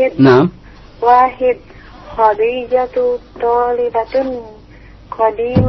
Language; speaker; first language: Arabic; non-native, learner; Indonesian